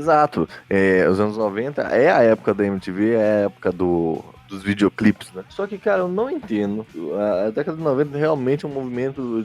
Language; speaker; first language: Portuguese; native; Portuguese